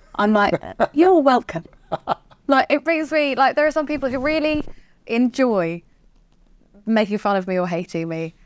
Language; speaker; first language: English; native; English